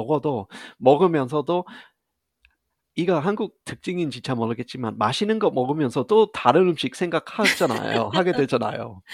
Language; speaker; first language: Korean; non-native, fluent; English